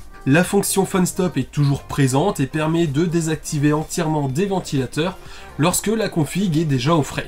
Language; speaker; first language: French; native; French